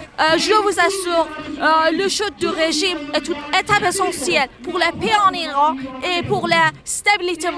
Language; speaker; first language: French; non-native, fluent; Persian